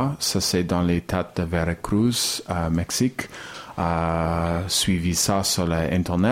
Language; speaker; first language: French; non-native, learner; English